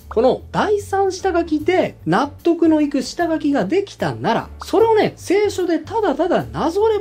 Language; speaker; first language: Japanese; native; Japanese